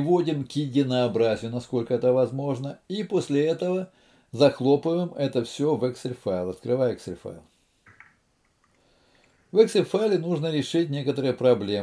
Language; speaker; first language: Russian; native; Russian